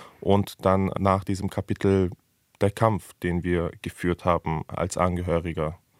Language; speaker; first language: German; early bilingual, other home language; Persian